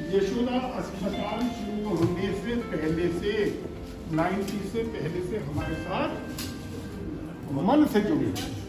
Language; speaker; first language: Hindi; native; Hindi